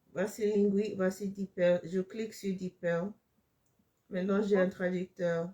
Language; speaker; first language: French; non-native, fluent; English